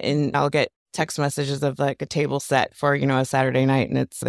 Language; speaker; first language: English; native; English